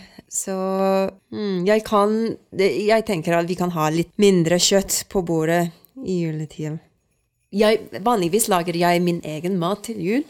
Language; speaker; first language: Norwegian; non-native, fluent; Swedish